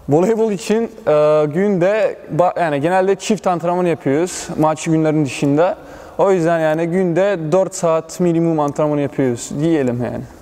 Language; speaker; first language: Turkish; early bilingual, other home language; Bosnian